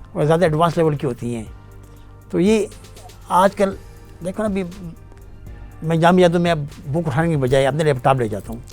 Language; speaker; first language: Urdu; non-native, local second language; Pashto